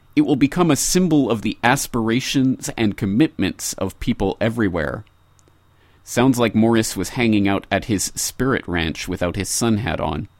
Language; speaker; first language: English; native; English